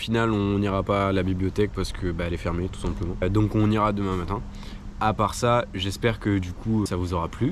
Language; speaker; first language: French; native; French